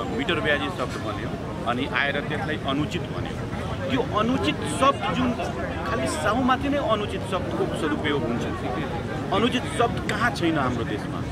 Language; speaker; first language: Nepali; non-native, local second language; Maithili